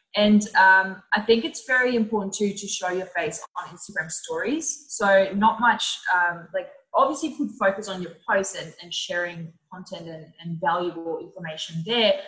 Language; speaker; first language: English; non-native, fluent; Dutch